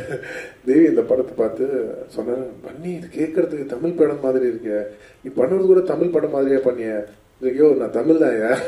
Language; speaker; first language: Tamil; non-native, local second language; Telugu